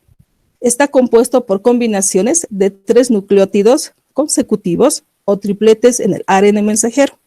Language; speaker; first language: Spanish; native; Spanish